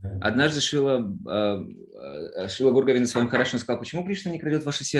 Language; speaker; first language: Russian; native; Russian